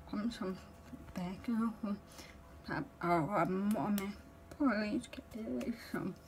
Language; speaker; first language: Portuguese; non-native, local second language; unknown